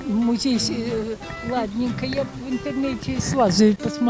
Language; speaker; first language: Russian; native; Russian